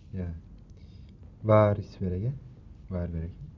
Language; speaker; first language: Dutch; non-native, learner; Turkish